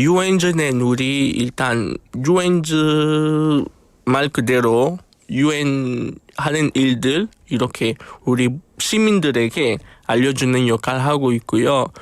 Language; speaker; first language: Korean; non-native, fluent; Spanish